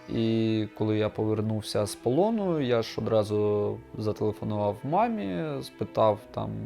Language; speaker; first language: Ukrainian; native; Ukrainian